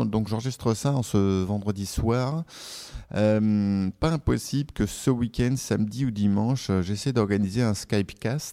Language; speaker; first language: French; native; French